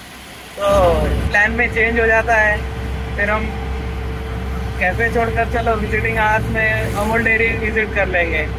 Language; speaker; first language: Hindi; native; Hindi